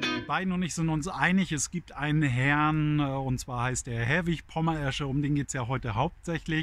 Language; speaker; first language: German; native; German